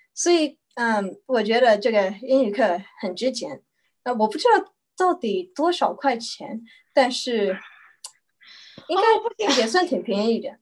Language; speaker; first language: Chinese; early bilingual, heritage; Chinese